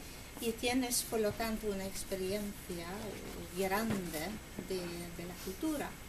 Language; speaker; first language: Spanish; non-native, fluent; Swedish